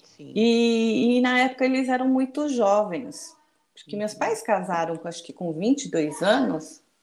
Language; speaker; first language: Portuguese; early bilingual, other home language; Japanese